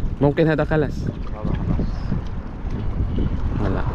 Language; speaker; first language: Arabic; non-native, learner; Filipino